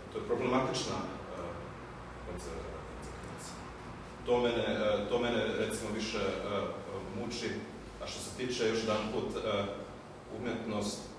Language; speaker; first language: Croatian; early bilingual, heritage; German